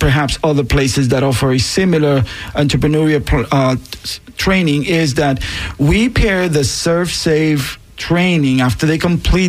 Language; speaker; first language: English; non-native, fluent; Spanish